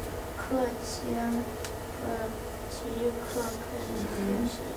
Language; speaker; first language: Chinese; non-native, learner; English